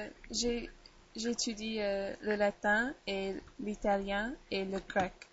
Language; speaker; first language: French; non-native, learner; English